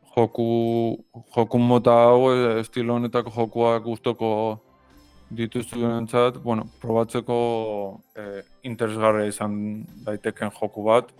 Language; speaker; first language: Basque; native; Basque